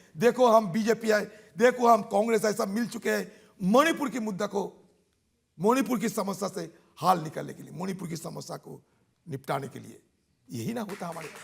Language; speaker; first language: Hindi; non-native, local second language; Bangla